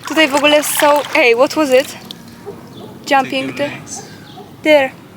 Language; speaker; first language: English; non-native, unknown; Polish